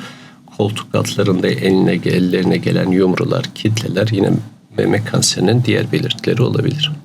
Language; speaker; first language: Turkish; native; Turkish